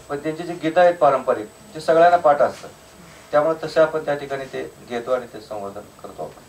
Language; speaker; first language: Marathi; native; Marathi